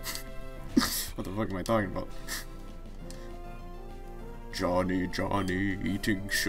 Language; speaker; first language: English; native; English